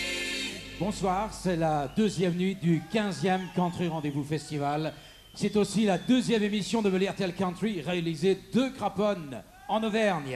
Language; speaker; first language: French; native; French